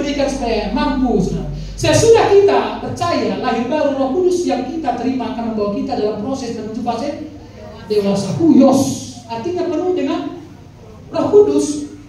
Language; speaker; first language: Indonesian; non-native, local second language; Batak Toba